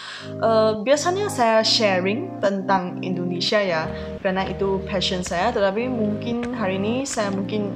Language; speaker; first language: Indonesian; non-native, fluent; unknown